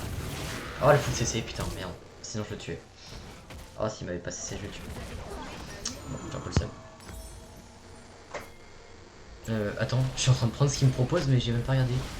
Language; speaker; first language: French; native; French